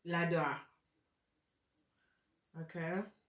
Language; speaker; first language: Dutch; non-native, fluent; English